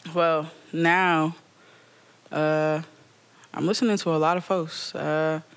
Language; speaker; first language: English; native; English